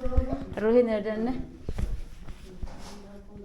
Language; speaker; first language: Turkish; non-native, learner; Filipino